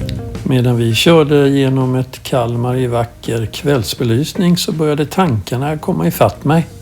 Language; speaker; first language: Swedish; native; Swedish